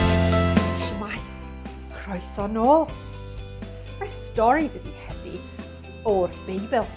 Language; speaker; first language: Welsh; non-native, fluent; English